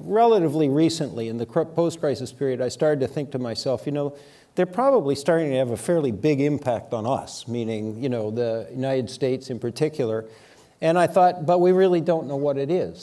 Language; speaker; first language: English; native; English